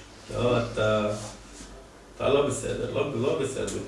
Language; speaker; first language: Hebrew; non-native, fluent; Serbian